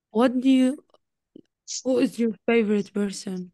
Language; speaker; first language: English; non-native, learner; Arabic